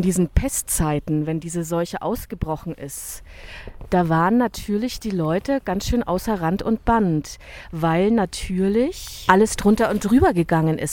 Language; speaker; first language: German; native; German